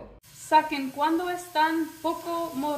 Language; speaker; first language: Spanish; non-native, learner; English